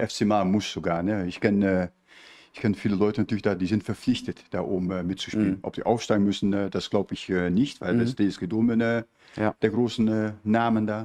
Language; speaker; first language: German; native; German